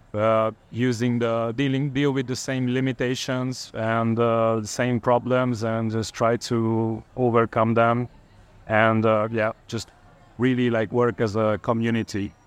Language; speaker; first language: English; non-native, fluent; Hungarian